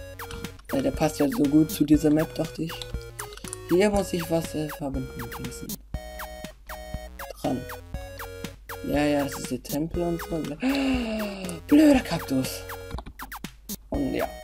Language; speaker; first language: German; native; German